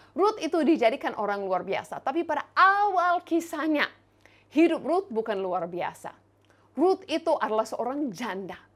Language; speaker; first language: Indonesian; non-native, fluent; English